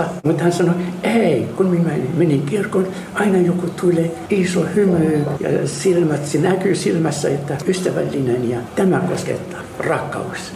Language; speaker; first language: Finnish; non-native, learner; Arabic